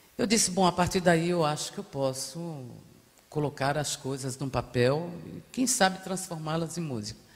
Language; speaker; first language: Portuguese; native; Portuguese